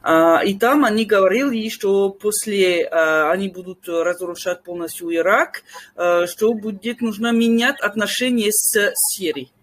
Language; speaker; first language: Russian; non-native, fluent; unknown